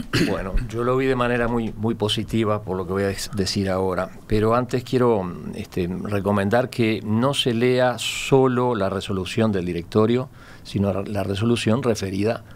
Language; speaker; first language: Spanish; native; Spanish